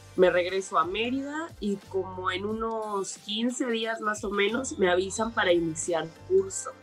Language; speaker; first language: Spanish; native; Spanish